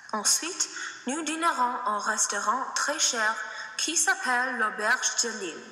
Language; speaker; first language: French; non-native, learner; English